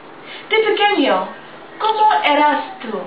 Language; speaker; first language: Spanish; non-native, learner; English